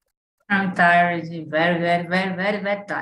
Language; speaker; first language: English; non-native, learner; Portuguese